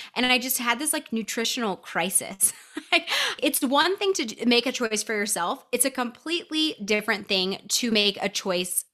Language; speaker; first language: English; native; English